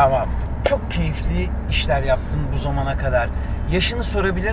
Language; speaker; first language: Turkish; native; Turkish